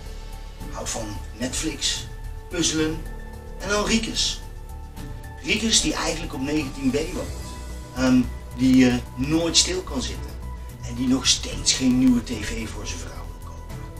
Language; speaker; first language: Dutch; native; Dutch